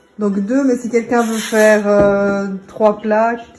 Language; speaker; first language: French; native; French